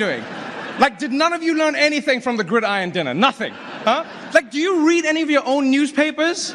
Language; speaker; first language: English; native; English